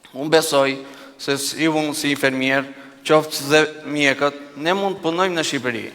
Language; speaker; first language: Albanian; native; Albanian